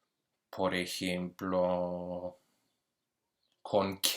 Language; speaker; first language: Spanish; early bilingual, heritage; Spanish